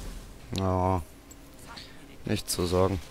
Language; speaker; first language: German; native; German